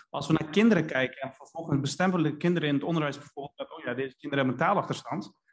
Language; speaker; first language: Dutch; native; Dutch